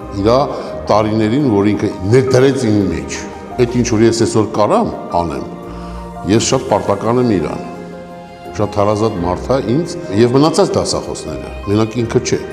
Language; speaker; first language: Armenian; native; Armenian